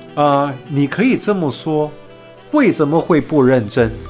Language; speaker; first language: Chinese; non-native, fluent; Cantonese